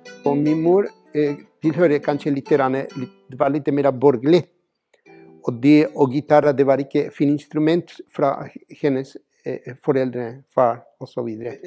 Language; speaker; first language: Norwegian; non-native, fluent; Spanish